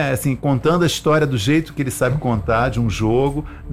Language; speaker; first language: Portuguese; native; Portuguese